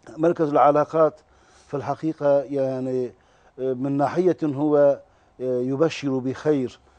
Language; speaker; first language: Arabic; non-native, fluent; Turkish